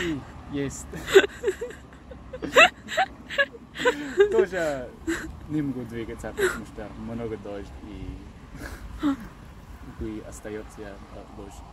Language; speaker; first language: Russian; non-native, learner; English